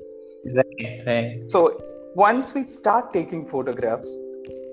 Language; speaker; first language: English; non-native, local second language; Malayalam